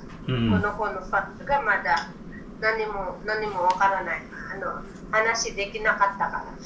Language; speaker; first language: Japanese; non-native, learner; Filipino